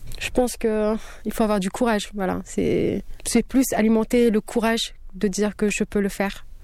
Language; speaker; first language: French; early bilingual, other home language; Kabyle